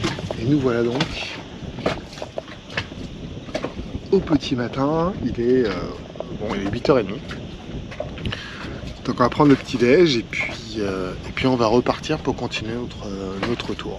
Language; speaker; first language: French; native; French